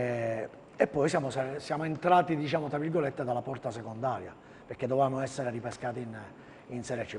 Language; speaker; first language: Italian; native; Italian